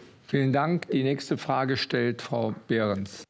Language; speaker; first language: German; native; German